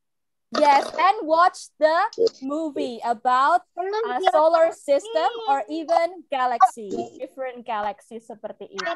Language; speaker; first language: English; non-native, local second language; Indonesian